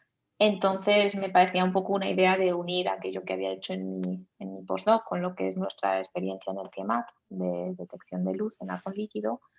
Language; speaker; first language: Spanish; native; Spanish